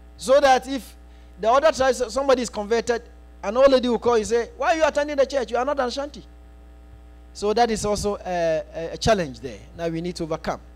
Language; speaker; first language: English; non-native, local second language; Akan